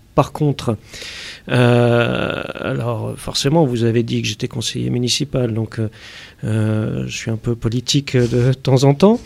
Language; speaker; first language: French; native; French